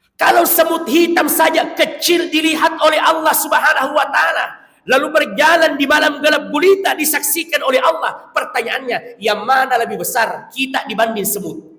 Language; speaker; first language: Malay; non-native, local second language; Buginese